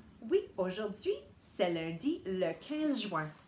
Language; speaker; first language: French; non-native, learner; English